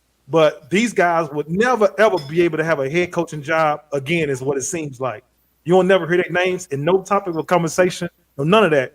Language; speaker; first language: English; native; English